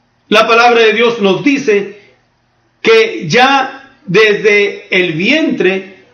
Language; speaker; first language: Spanish; native; Spanish